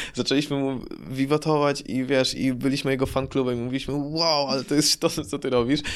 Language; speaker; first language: Polish; early bilingual, heritage; Polish